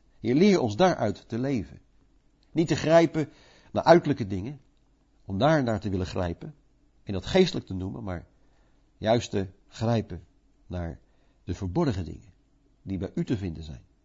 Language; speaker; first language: Dutch; native; Dutch